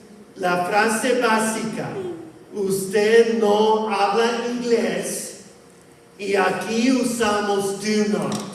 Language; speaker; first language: Spanish; non-native, fluent; English